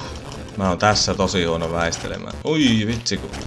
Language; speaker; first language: Finnish; native; Finnish